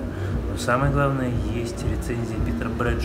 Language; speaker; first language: Russian; native; Russian